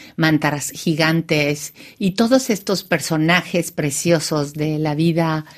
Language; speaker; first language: Spanish; native; Spanish